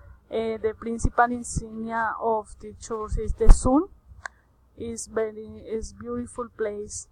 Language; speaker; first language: English; non-native, learner; Spanish